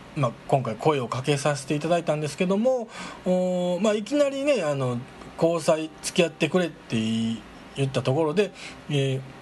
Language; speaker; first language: Japanese; native; Japanese